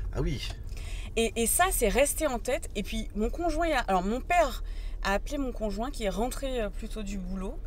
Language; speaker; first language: French; native; French